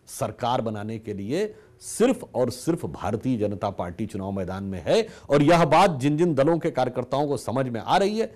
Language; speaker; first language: Hindi; native; Hindi